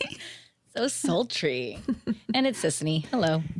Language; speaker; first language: English; native; English